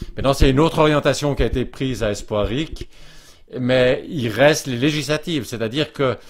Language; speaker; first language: French; native; French